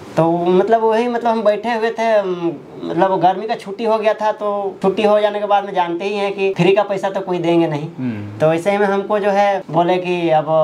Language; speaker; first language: Hindi; native; Hindi